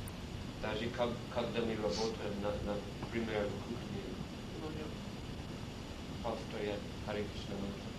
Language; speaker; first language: Russian; non-native, learner; English